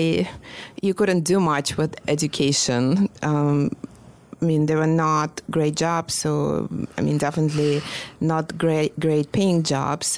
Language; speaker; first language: English; non-native, fluent; Russian